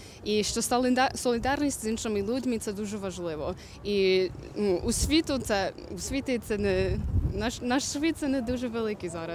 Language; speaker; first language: Ukrainian; non-native, learner; English